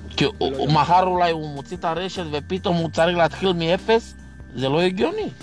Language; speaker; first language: Hebrew; non-native, fluent; Romanian